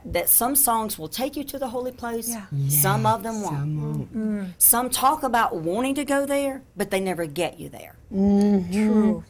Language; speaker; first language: English; native; English